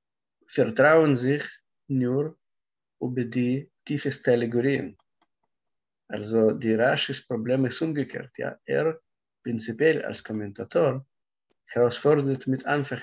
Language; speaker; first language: German; non-native, fluent; Russian